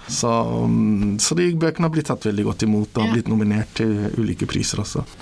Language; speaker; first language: Norwegian; early bilingual, other home language; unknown